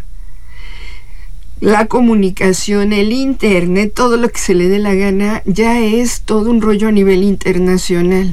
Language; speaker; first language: Spanish; native; Spanish